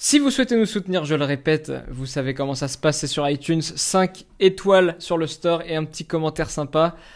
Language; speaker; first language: French; native; French